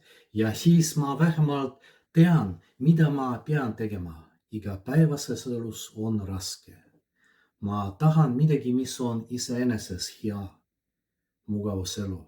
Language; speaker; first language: Estonian; non-native, fluent; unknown